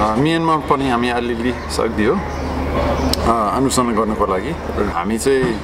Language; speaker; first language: Nepali; non-native, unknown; English